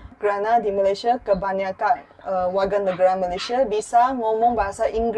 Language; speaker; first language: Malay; non-native, local second language; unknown